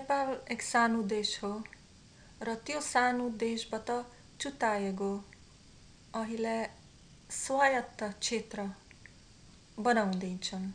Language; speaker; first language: Nepali; non-native, learner; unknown